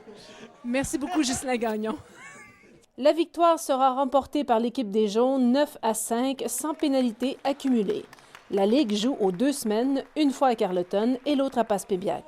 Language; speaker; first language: French; native; French